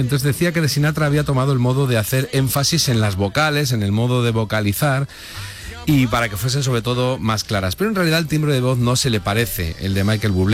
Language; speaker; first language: Spanish; native; Spanish